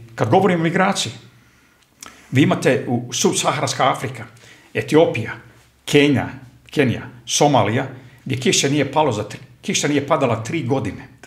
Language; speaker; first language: Croatian; early bilingual, heritage; Croatian